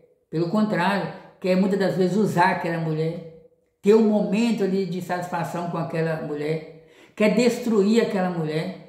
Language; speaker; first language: Portuguese; native; Portuguese